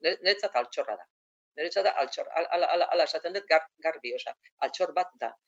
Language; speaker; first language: Basque; non-native, local second language; Spanish